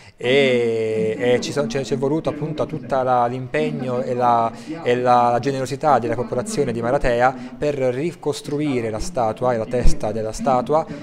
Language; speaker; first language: Italian; native; Italian